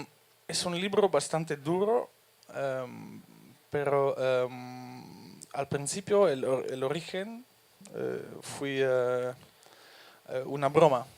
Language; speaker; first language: Spanish; non-native, fluent; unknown